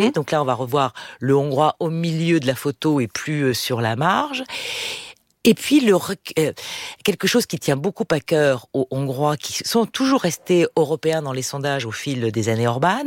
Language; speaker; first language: French; native; French